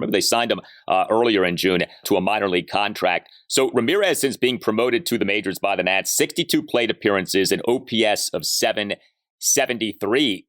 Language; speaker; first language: English; native; English